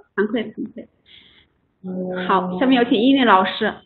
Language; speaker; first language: Chinese; native; Chinese